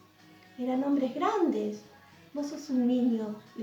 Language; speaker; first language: Spanish; native; Spanish